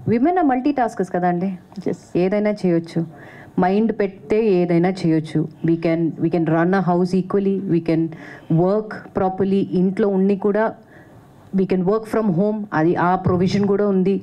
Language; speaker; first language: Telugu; non-native, fluent; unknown